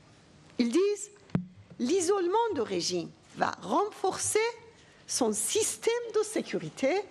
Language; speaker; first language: French; non-native, fluent; Persian